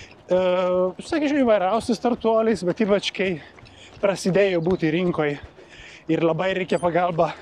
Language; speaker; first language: Lithuanian; non-native, learner; Italian